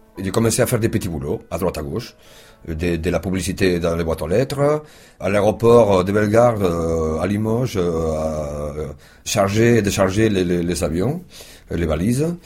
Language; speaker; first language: French; non-native, fluent; Spanish